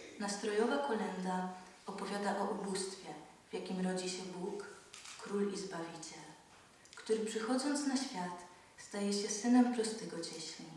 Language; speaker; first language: Polish; native; Polish